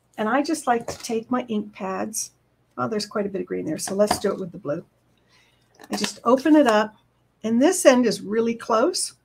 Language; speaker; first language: English; native; English